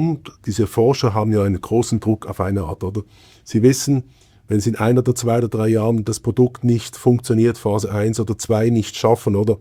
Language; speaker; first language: German; native; German